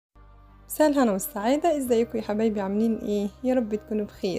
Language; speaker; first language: Arabic; native; Arabic